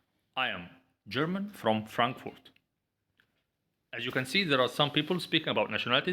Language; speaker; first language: English; non-native, fluent; Arabic